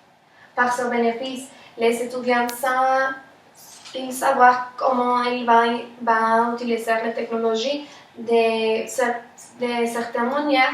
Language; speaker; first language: French; non-native, learner; Spanish